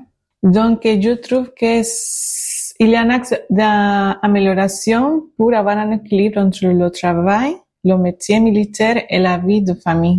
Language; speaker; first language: French; non-native, learner; Spanish